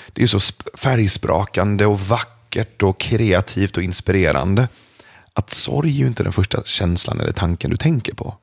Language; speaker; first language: Swedish; early bilingual, other home language; Persian